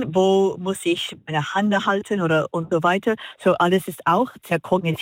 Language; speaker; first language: German; non-native, learner; English